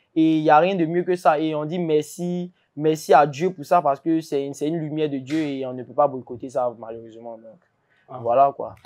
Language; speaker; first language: French; native; French